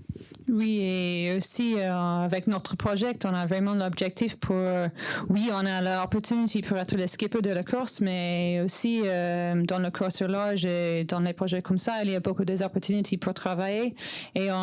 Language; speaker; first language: French; non-native, learner; English